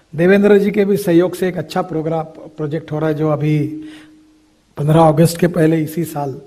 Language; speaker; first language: Hindi; non-native, local second language; Marathi